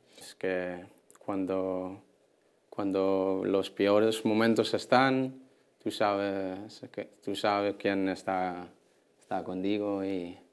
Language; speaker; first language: Spanish; non-native, learner; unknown